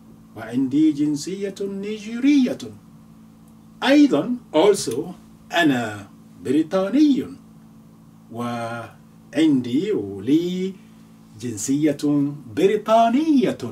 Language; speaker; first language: Arabic; non-native, fluent; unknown